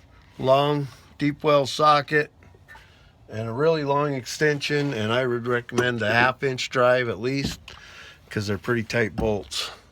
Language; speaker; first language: English; native; English